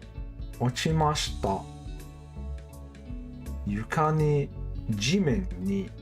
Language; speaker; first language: Japanese; non-native, learner; English